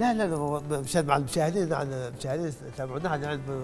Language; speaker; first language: Arabic; native; Arabic